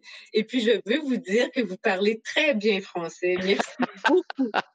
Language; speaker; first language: French; native; French